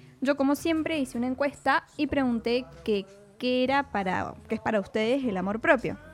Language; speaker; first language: Spanish; native; Spanish